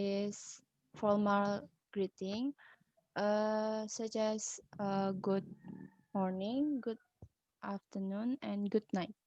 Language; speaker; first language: English; non-native, learner; Indonesian